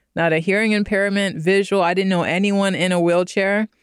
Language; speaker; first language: English; native; English